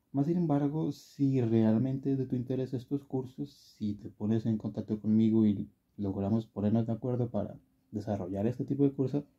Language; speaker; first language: Spanish; native; Spanish